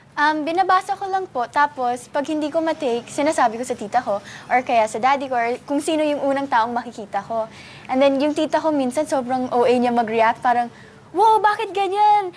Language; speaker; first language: Filipino; early bilingual, other home language; English